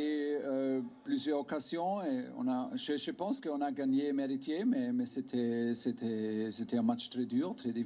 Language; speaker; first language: French; non-native, learner; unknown